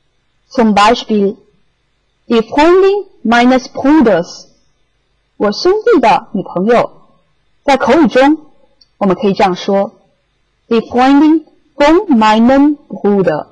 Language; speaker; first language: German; non-native, fluent; Chinese